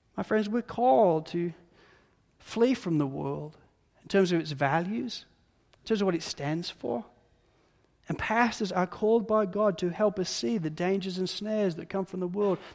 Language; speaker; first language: English; native; English